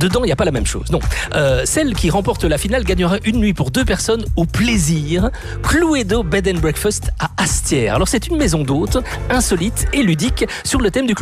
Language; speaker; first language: French; native; French